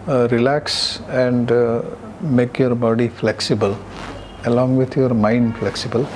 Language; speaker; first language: English; non-native, local second language; Marathi